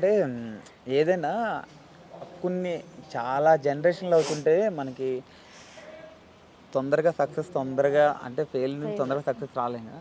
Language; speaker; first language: Telugu; native; Telugu